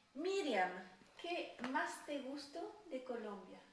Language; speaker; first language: Spanish; non-native, fluent; French